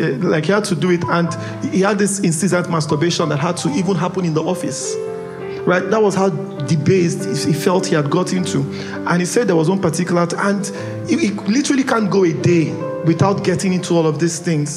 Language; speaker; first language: English; non-native, local second language; Igbo